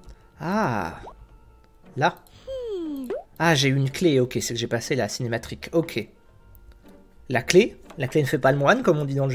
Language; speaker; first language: French; native; French